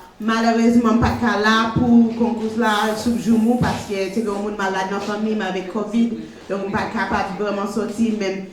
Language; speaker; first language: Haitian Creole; early bilingual, heritage; Haitian Creole